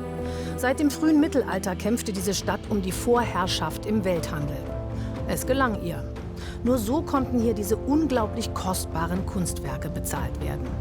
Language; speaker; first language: German; native; German